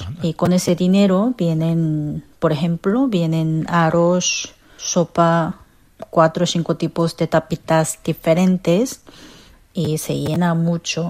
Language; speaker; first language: Spanish; non-native, fluent; Korean